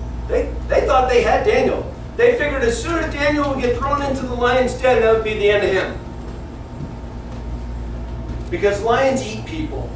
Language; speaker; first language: English; native; English